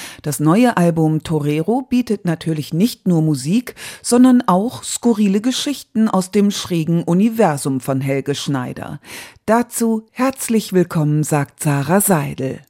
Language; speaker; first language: German; native; German